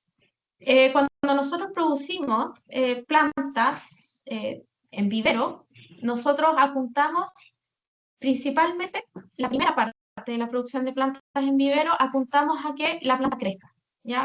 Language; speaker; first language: Spanish; native; Spanish